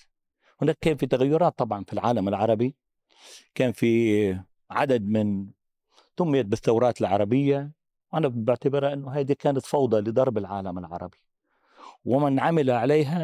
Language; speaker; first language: Arabic; native; Arabic